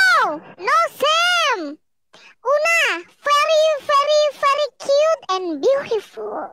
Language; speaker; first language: English; non-native, learner; Indonesian